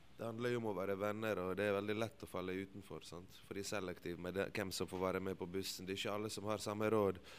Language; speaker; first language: Norwegian; early bilingual, other home language; Bosnian